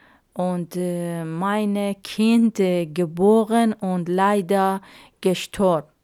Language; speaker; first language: German; non-native, learner; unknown